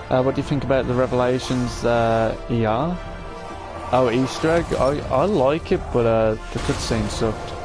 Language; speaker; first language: English; native; English